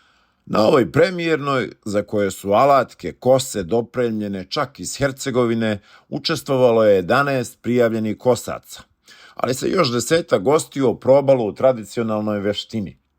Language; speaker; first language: Bosnian; native; Bosnian